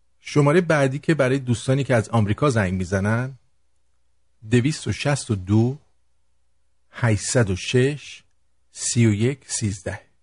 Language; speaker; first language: Persian; native; Persian